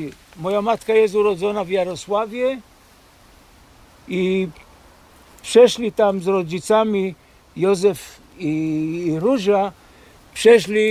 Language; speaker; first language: Polish; early bilingual, heritage; Polish